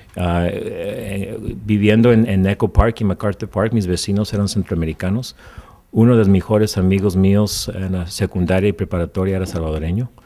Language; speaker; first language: Spanish; early bilingual, heritage; Spanish